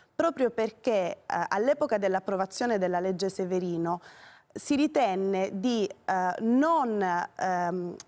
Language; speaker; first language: Italian; native; Italian